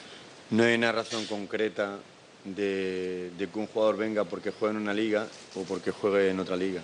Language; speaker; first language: Spanish; native; Spanish